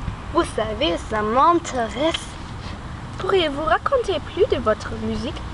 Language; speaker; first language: French; non-native, learner; German